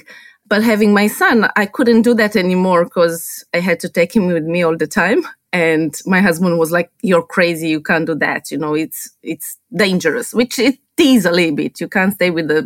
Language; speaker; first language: English; non-native, fluent; Romanian